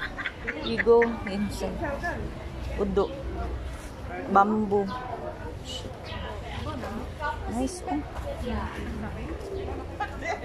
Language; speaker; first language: English; non-native, local second language; Filipino